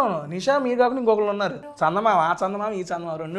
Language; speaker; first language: Telugu; native; Telugu